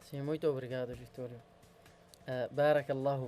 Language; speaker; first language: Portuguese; non-native, learner; Arabic